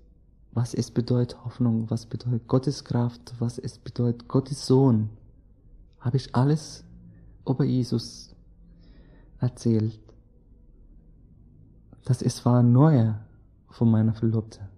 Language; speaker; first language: German; non-native, learner; Arabic